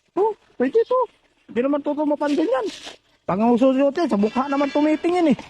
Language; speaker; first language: Filipino; native; Filipino